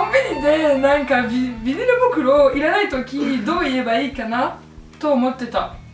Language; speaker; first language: Japanese; non-native, learner; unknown